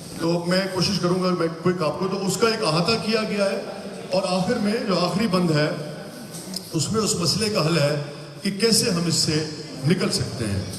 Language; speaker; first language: Urdu; non-native, local second language; Punjabi